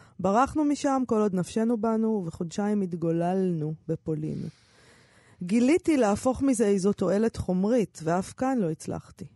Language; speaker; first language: Hebrew; native; Hebrew